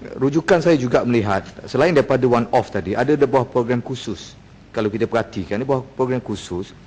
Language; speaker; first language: Malay; native; Malay